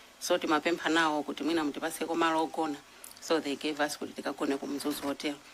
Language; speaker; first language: Nyanja; non-native, local second language; Tumbuka